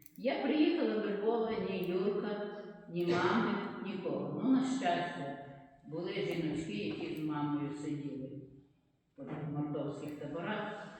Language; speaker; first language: Ukrainian; native; Ukrainian